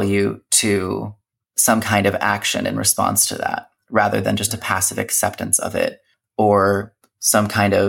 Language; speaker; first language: English; native; English